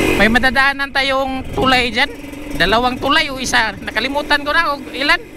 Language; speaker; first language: Filipino; non-native, local second language; Cebuano